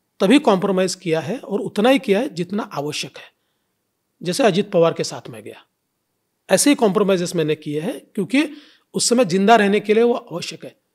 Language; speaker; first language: Hindi; non-native, local second language; Marathi